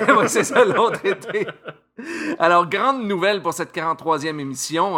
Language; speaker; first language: French; native; French